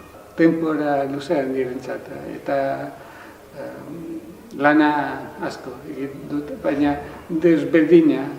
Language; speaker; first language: Basque; non-native, learner; Italian